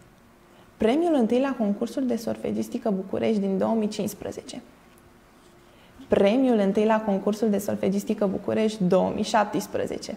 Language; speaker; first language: Romanian; native; Romanian